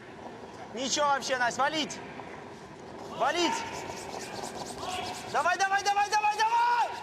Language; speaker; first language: Russian; native; Russian